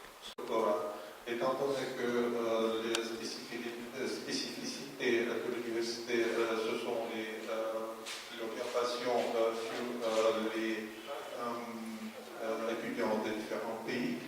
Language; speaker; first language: French; non-native, fluent; Russian